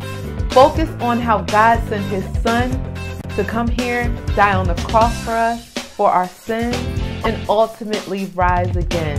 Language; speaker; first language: English; native; English